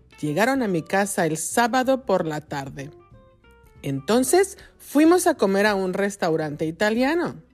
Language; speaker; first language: Spanish; non-native, fluent; English